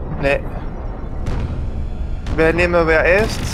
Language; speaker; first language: German; non-native, learner; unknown